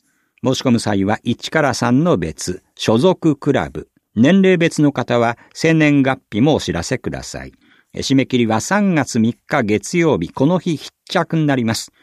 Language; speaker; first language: Japanese; native; Japanese